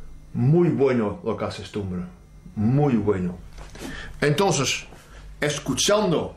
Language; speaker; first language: Spanish; non-native, fluent; Dutch